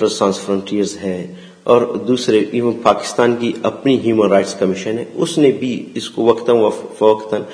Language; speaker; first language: Urdu; non-native, local second language; Baluchi